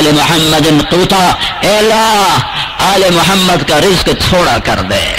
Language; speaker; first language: Urdu; non-native, local second language; Punjabi